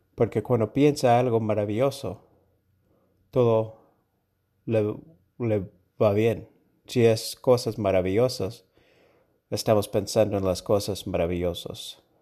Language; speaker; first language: Spanish; non-native, learner; English